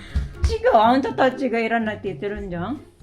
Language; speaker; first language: Japanese; non-native, fluent; Filipino